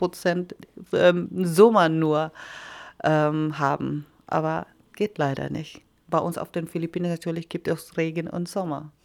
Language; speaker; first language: German; non-native, fluent; Iloko